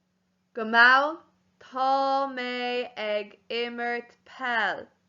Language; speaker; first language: Irish; non-native, local second language; English